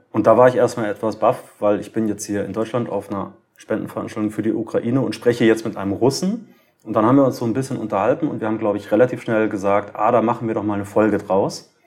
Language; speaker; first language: German; native; German